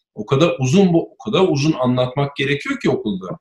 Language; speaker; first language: Turkish; early bilingual, other home language; Spanish